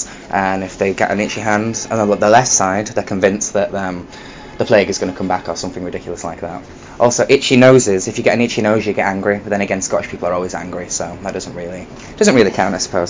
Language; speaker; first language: English; native; English